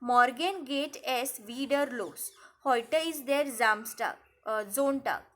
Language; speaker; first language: German; non-native, fluent; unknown